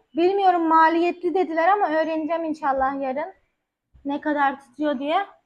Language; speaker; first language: Turkish; native; Turkish